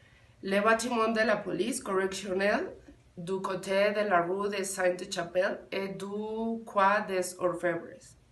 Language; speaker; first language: French; non-native, learner; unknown